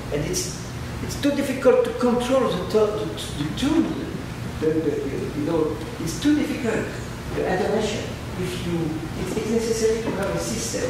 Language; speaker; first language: English; non-native, learner; French